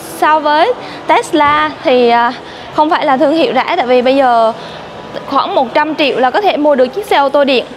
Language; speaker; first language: Vietnamese; native; Vietnamese